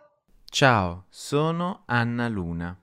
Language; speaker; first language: Italian; non-native, learner; English